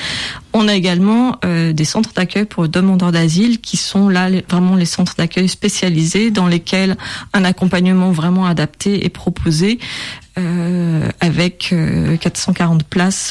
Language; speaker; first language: French; native; French